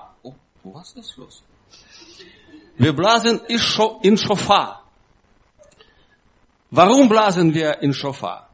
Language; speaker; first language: German; non-native, learner; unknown